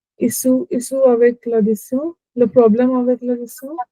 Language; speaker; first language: French; non-native, learner; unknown